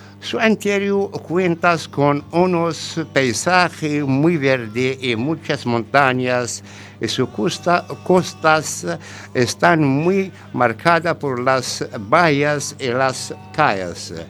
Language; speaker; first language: Spanish; non-native, learner; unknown